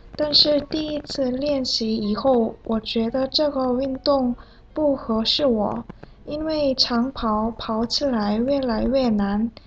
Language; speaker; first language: Chinese; non-native, fluent; Korean